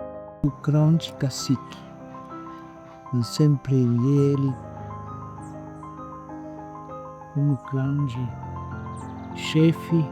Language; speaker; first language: Portuguese; non-native, fluent; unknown